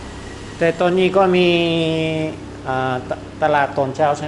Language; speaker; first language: Thai; non-native, learner; Japanese